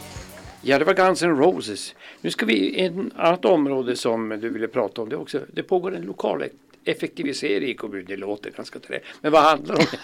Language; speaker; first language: Swedish; native; Swedish